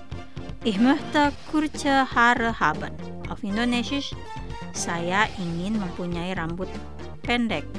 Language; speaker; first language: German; non-native, fluent; Indonesian